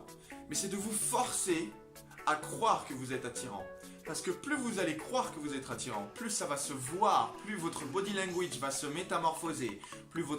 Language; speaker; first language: French; native; French